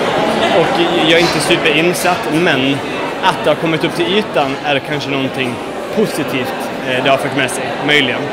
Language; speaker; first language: Swedish; native; Swedish